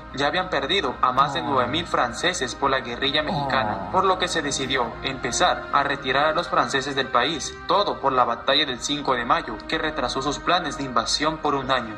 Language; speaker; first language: Spanish; native; Spanish